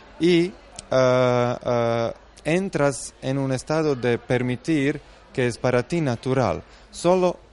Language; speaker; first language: Spanish; non-native, fluent; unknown